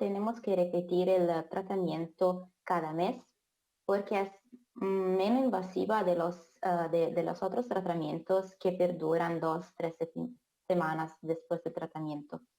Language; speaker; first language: Spanish; non-native, fluent; Italian